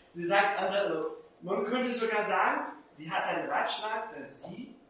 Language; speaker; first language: German; non-native, fluent; Portuguese